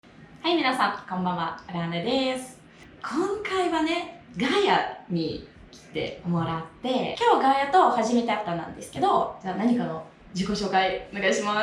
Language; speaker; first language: Japanese; non-native, fluent; Russian